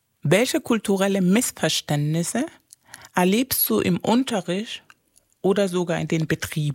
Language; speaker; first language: German; non-native, fluent; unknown